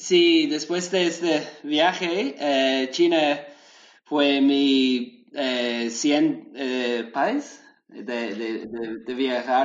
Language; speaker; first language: Spanish; non-native, learner; English